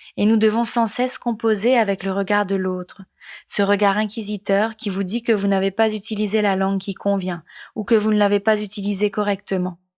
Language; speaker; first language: French; non-native, local second language; Morisyen